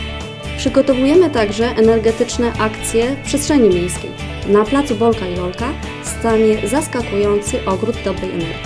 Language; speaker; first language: Polish; native; Polish